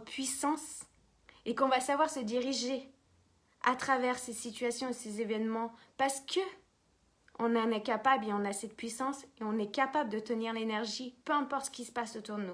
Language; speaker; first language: French; native; French